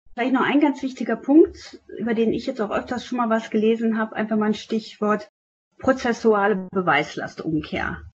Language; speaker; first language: German; native; German